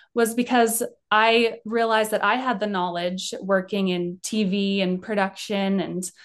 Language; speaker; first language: English; native; English